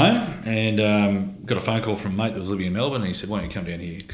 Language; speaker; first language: English; native; English